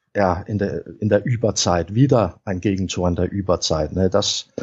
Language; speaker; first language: German; non-native, fluent; Danish